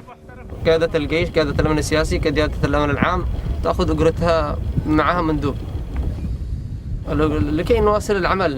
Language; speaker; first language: Arabic; native; Arabic